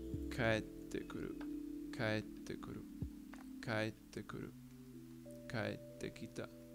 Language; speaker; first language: Japanese; non-native, learner; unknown